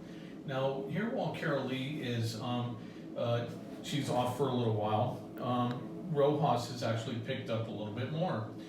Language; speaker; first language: English; native; English